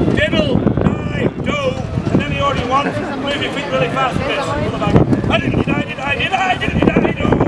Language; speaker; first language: English; native; English